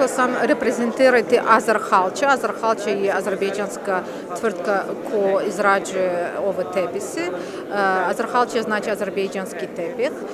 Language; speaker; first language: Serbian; non-native, fluent; Azerbaijani